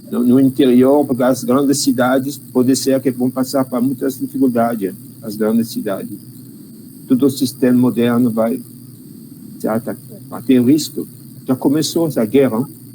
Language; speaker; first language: Portuguese; non-native, learner; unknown